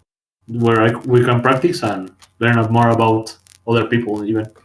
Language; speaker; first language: English; non-native, learner; Spanish